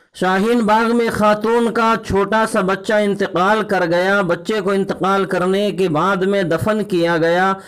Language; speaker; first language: Urdu; native; Urdu